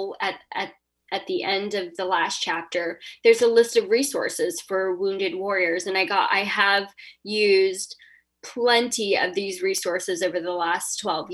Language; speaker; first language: English; native; English